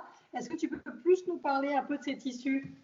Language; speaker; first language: French; native; French